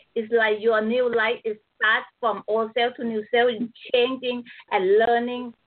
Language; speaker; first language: English; non-native, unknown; Thai